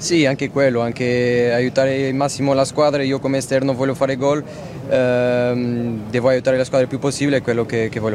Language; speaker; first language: Italian; non-native, fluent; Portuguese